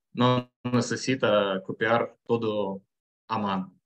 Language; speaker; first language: Spanish; non-native, learner; Russian